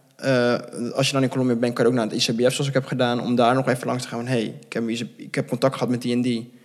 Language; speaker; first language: Dutch; native; Dutch